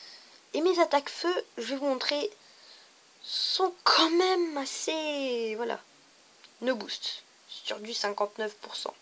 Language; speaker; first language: French; native; French